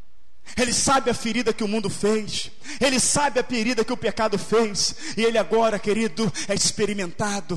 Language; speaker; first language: Portuguese; native; Portuguese